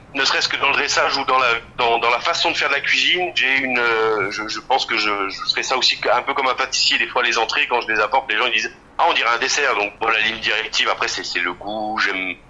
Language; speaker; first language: French; native; French